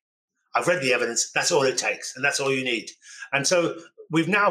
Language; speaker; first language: English; native; English